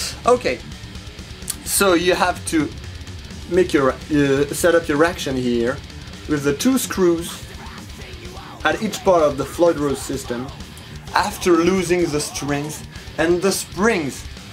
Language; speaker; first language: English; non-native, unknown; French